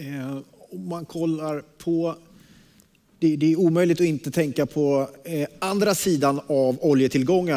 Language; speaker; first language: Swedish; native; Swedish